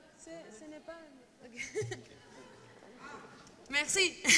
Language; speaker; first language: French; non-native, learner; Spanish